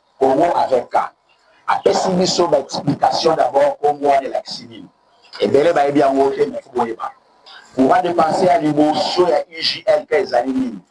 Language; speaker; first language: Lingala; non-native, local second language; Kongo